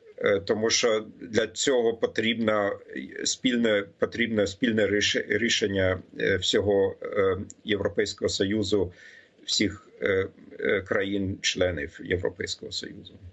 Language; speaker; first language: Ukrainian; non-native, fluent; German